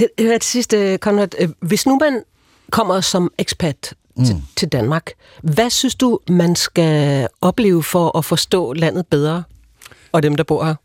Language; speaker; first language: Danish; native; Danish